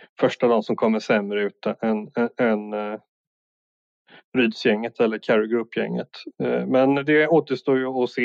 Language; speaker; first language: Swedish; native; Swedish